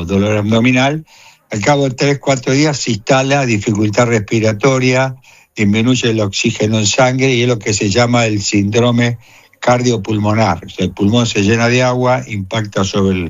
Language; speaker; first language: Spanish; native; Spanish